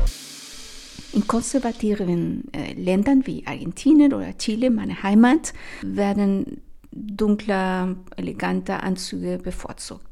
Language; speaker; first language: German; non-native, fluent; Spanish